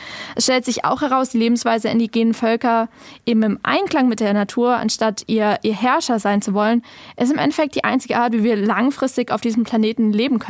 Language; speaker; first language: German; native; German